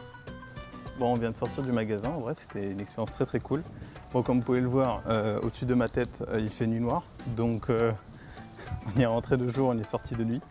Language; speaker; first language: French; native; French